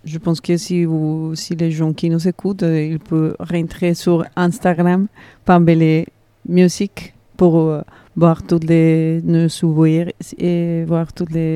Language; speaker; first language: French; non-native, fluent; Spanish